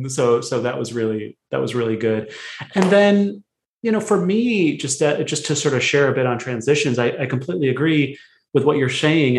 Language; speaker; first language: English; native; English